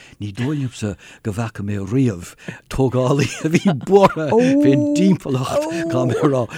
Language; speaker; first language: Irish; non-native, local second language; English